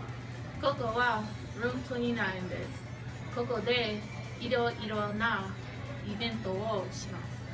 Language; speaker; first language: Japanese; non-native, learner; English